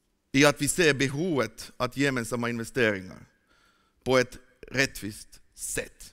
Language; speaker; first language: Swedish; non-native, fluent; Finnish